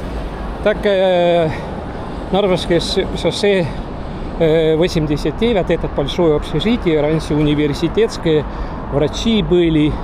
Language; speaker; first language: Russian; non-native, learner; Estonian